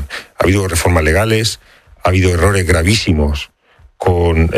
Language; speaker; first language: Spanish; native; Spanish